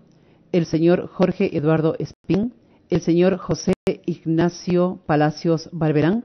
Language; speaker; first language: Spanish; native; Spanish